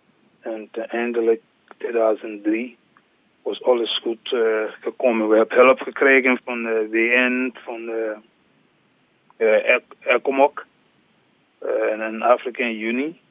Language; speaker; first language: Dutch; non-native, learner; English